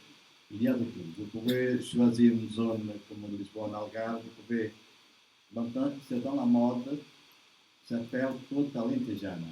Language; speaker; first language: French; non-native, learner; Portuguese